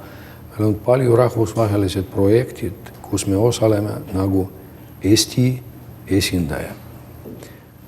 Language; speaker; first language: Estonian; non-native, local second language; Russian